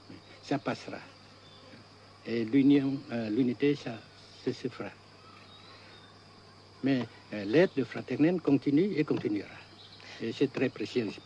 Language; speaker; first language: French; non-native, local second language; Vietnamese